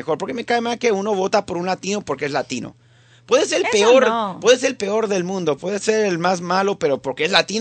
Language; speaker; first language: Spanish; early bilingual, heritage; Spanish